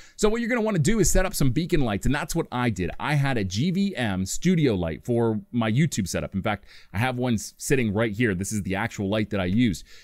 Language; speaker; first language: English; native; English